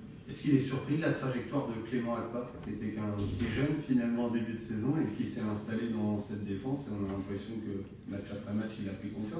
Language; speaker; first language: French; native; French